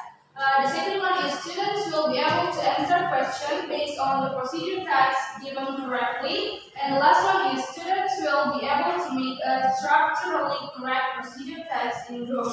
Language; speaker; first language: English; non-native, fluent; Indonesian